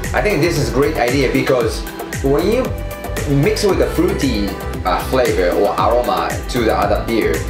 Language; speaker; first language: English; non-native, fluent; Japanese